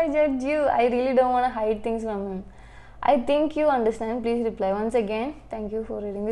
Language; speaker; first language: English; non-native, local second language; Malayalam